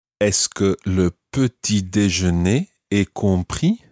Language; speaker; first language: French; non-native, fluent; English